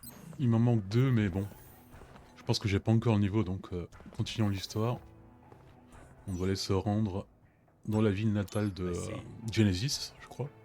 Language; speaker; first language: French; native; French